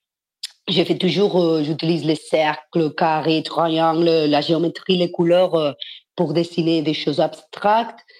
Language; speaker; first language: French; non-native, fluent; Spanish